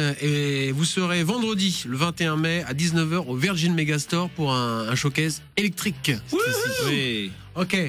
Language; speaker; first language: French; native; French